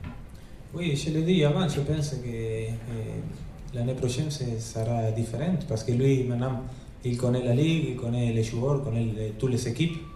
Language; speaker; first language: French; non-native, learner; Spanish